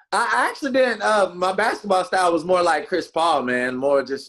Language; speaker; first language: English; native; English